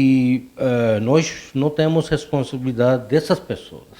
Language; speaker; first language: Portuguese; non-native, fluent; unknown